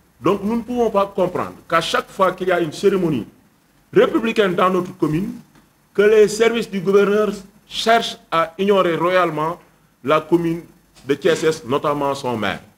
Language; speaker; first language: French; non-native, local second language; Wolof